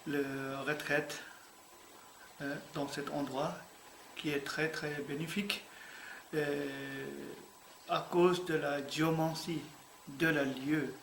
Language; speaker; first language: French; non-native, learner; Tibetan